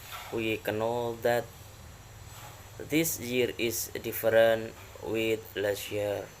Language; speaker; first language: English; non-native, learner; Indonesian